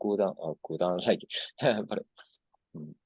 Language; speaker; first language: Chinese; non-native, learner; Japanese